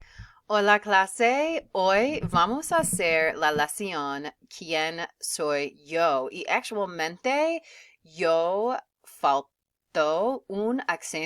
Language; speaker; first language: Spanish; non-native, fluent; English